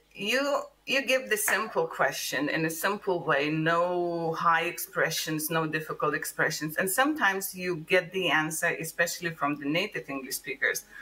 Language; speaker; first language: English; non-native, fluent; Lithuanian